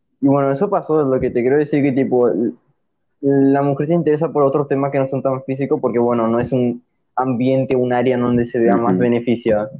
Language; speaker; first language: Spanish; native; Spanish